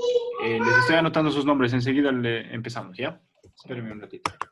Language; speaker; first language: Spanish; native; Spanish